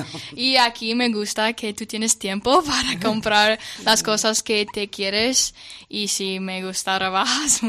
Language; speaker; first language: Spanish; non-native, learner; English